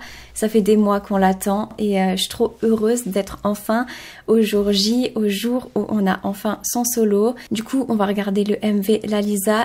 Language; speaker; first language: French; native; French